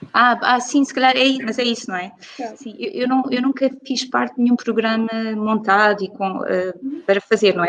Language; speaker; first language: Portuguese; native; Portuguese